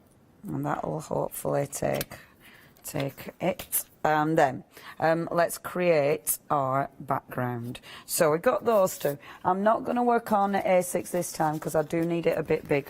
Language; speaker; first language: English; native; English